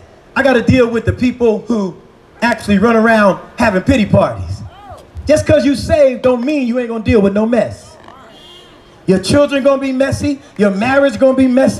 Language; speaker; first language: English; native; English